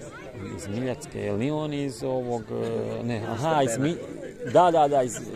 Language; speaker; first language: Serbian; native; Serbian